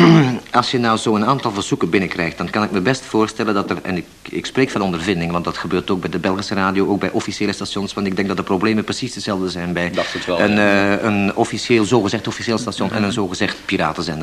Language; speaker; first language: Dutch; native; Dutch